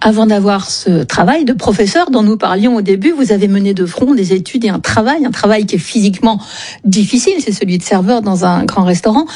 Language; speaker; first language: French; native; French